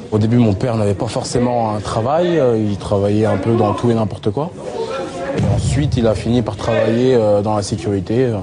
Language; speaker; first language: French; early bilingual, other home language; Lingala